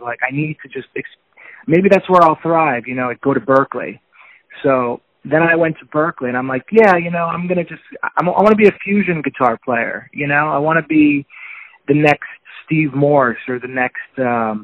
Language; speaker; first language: English; native; English